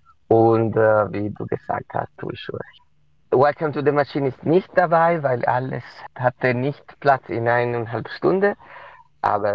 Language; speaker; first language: German; non-native, local second language; Italian